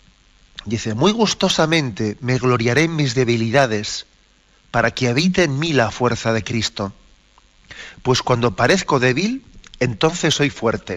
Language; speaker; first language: Spanish; native; Spanish